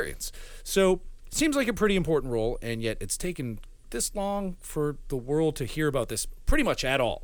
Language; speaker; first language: English; early bilingual, other home language; Spanish